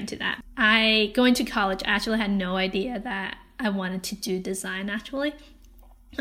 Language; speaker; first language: English; non-native, local second language; Cantonese